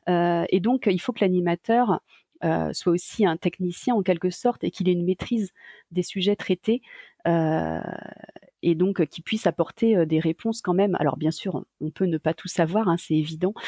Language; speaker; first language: French; native; French